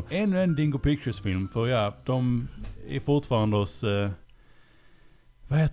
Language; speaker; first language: Swedish; native; Swedish